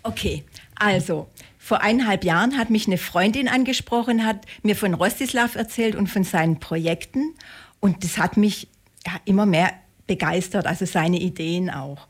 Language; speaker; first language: German; native; German